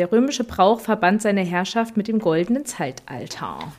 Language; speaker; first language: German; native; German